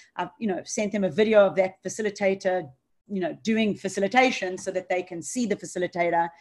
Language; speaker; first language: English; native; English